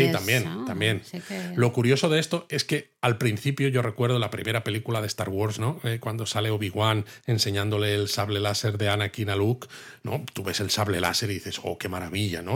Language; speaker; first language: Spanish; native; Spanish